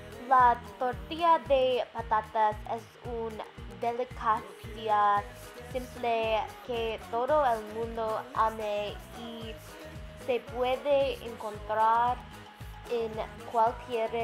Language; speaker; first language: Spanish; non-native, learner; English